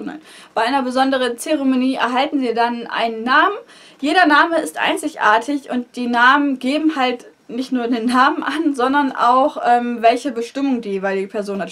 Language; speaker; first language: German; native; German